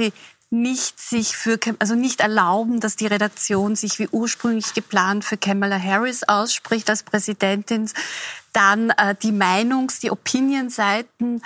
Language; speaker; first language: German; native; German